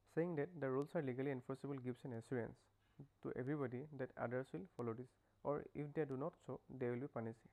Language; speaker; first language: English; non-native, local second language; Assamese